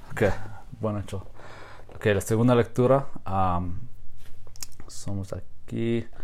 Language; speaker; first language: Spanish; non-native, fluent; English